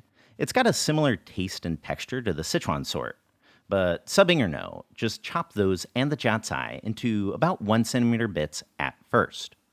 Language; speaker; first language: English; native; English